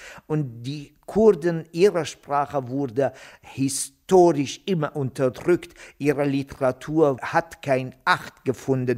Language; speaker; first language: German; non-native, fluent; Kurdish